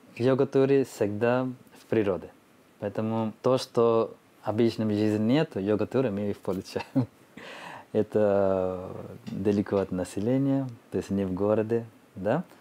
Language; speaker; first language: Russian; non-native, fluent; Telugu